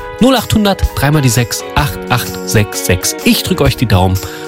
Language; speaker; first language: German; native; German